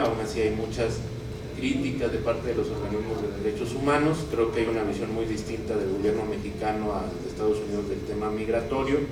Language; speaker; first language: Spanish; native; Spanish